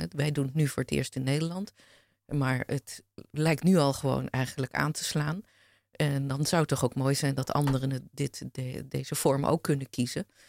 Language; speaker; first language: Dutch; native; Dutch